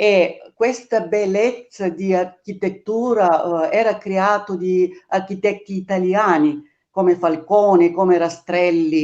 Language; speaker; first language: Italian; non-native, fluent; Bulgarian